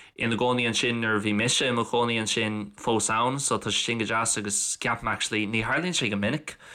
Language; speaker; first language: Irish; non-native, local second language; English